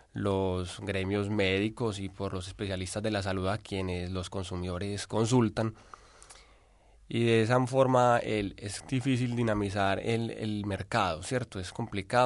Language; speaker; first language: Spanish; native; Spanish